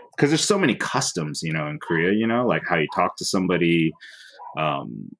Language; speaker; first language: English; native; English